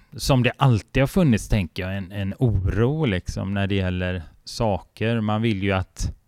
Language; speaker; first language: Swedish; native; Swedish